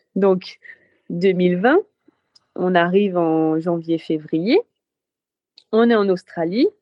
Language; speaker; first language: French; native; French